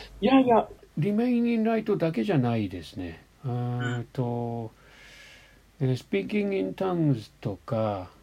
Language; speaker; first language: Japanese; non-native, fluent; English